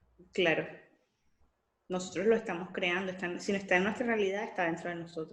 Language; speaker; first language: Spanish; native; Spanish